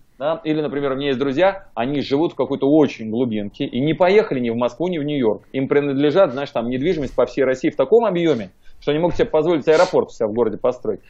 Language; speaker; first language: Russian; native; Russian